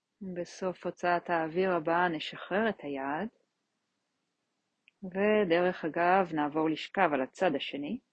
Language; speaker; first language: Hebrew; native; Hebrew